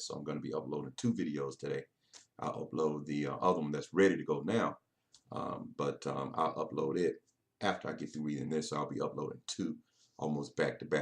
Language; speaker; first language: English; native; English